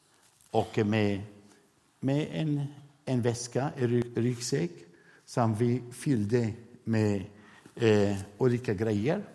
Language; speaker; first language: Swedish; non-native, fluent; Arabic